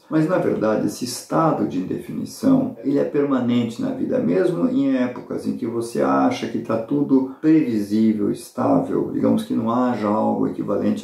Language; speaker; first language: Portuguese; native; Portuguese